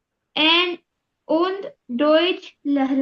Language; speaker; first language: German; non-native, learner; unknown